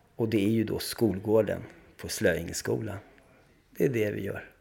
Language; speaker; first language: Swedish; early bilingual, other home language; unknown